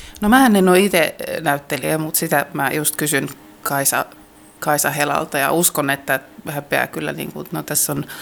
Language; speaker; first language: Finnish; native; Finnish